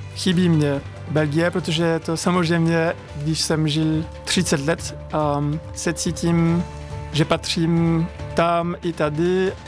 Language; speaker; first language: Czech; non-native, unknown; French